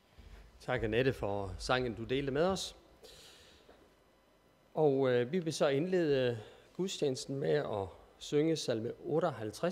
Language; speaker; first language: Danish; native; Danish